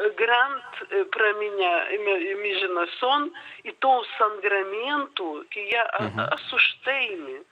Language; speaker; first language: Portuguese; non-native, learner; Ukrainian